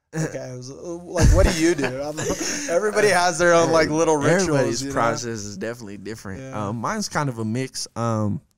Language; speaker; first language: English; native; English